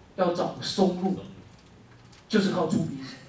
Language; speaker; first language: Chinese; native; Chinese